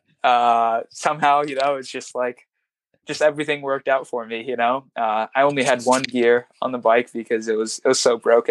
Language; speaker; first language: English; non-native, local second language; Swahili